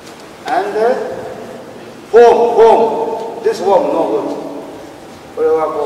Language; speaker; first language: English; non-native, learner; Japanese